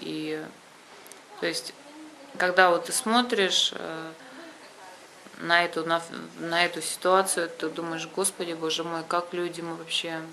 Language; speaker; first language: Russian; native; Russian